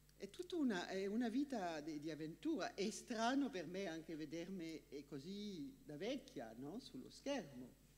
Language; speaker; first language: Italian; non-native, fluent; French